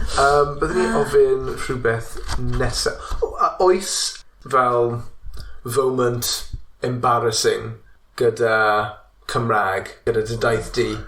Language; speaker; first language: Welsh; non-native, local second language; English